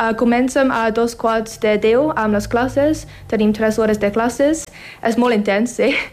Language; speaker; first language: Catalan; non-native, learner; English